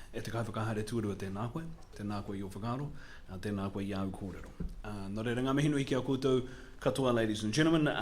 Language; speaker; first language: Māori; non-native, local second language; English